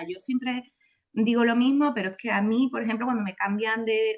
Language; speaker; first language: Spanish; native; Spanish